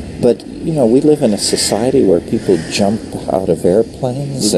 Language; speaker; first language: English; native; English